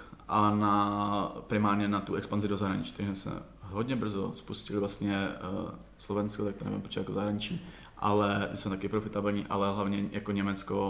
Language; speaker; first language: Czech; native; Czech